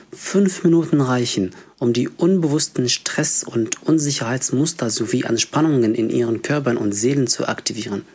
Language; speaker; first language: German; non-native, fluent; Arabic